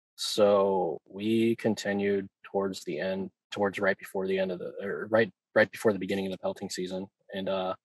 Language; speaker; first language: English; native; English